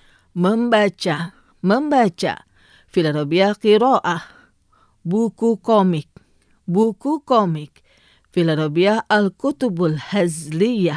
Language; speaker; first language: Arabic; non-native, fluent; Indonesian